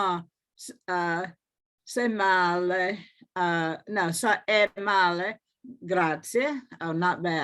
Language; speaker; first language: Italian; non-native, learner; English